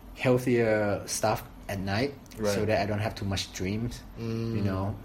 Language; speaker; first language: English; non-native, fluent; Thai